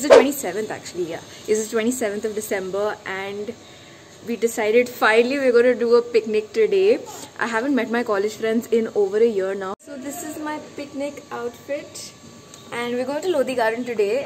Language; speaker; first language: English; non-native, local second language; Hindi